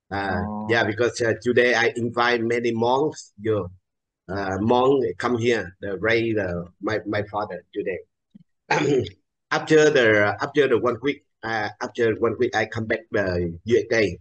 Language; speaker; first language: English; non-native, learner; Vietnamese